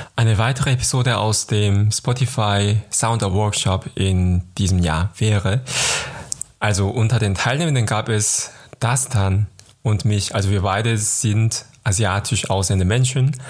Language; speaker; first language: German; non-native, fluent; Korean